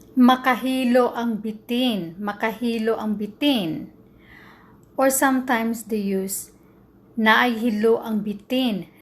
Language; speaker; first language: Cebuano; non-native, local second language; Filipino